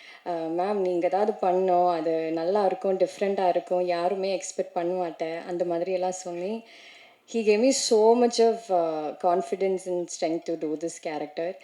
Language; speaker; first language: Tamil; non-native, learner; Malayalam